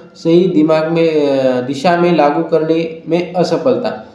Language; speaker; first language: Hindi; non-native, local second language; Marathi